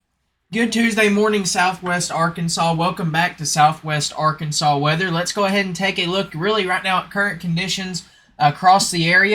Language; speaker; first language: English; native; English